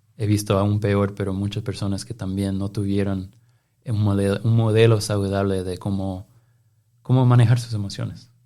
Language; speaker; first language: Spanish; non-native, fluent; English